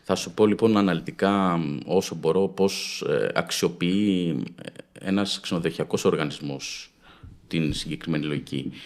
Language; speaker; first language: Greek; native; Greek